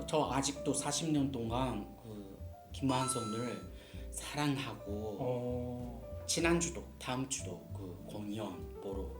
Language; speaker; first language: Korean; non-native, learner; Japanese